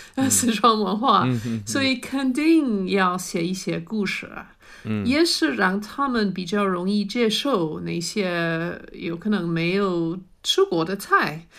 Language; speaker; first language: Chinese; non-native, fluent; English